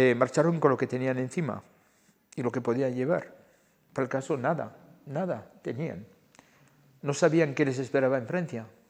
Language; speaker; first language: Spanish; early bilingual, heritage; Spanish